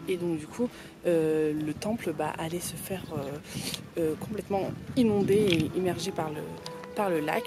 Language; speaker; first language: French; native; French